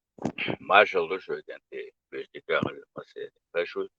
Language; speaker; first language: Russian; non-native, local second language; Chechen